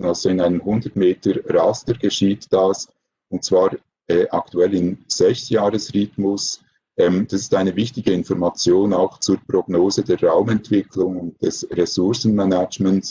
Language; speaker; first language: German; native; German